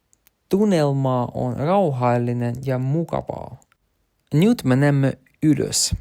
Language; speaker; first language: Finnish; non-native, learner; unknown